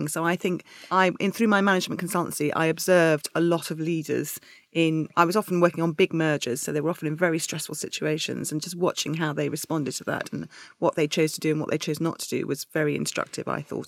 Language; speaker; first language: English; native; English